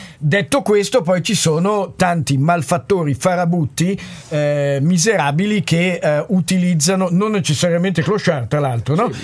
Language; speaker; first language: Italian; native; Italian